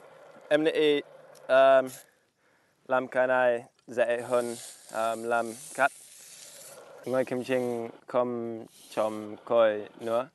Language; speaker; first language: Vietnamese; non-native, learner; English